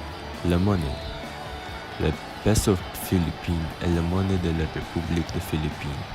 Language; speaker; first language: French; non-native, learner; Filipino